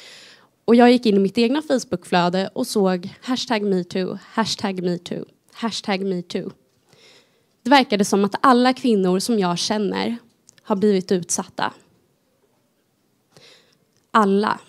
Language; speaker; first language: Swedish; native; Swedish